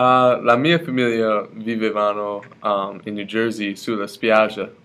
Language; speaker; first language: Italian; non-native, learner; English